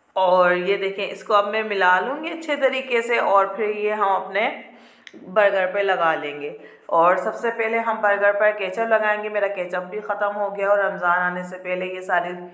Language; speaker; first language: Urdu; native; Urdu